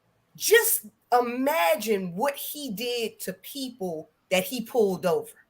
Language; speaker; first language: English; native; English